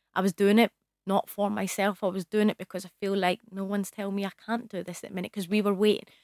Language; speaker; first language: English; native; English